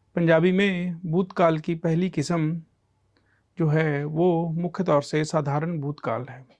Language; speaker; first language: Hindi; non-native, local second language; Punjabi